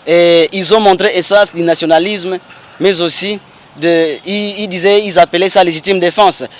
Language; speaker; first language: French; non-native, local second language; Swahili